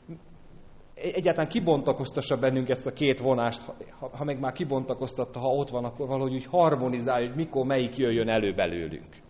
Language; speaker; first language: Hungarian; native; Hungarian